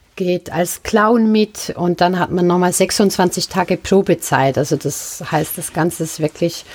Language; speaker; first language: German; native; German